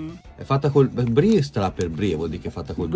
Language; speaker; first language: Italian; native; Italian